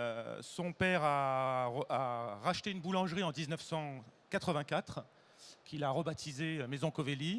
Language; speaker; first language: French; native; French